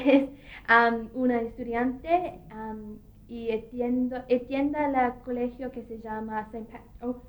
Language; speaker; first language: Spanish; non-native, learner; English